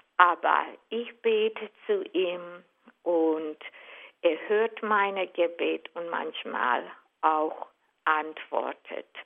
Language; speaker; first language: German; non-native, fluent; Hungarian